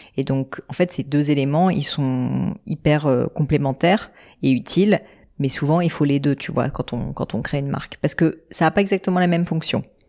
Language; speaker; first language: French; native; French